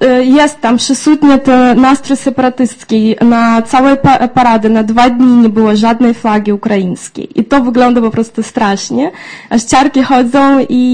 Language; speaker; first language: Polish; non-native, fluent; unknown